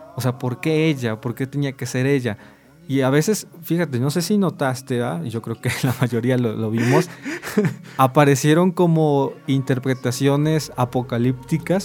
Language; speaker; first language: Spanish; native; Spanish